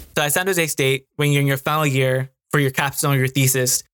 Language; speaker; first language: English; native; English